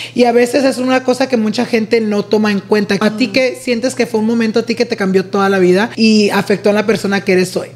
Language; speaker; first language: Spanish; early bilingual, heritage; Spanish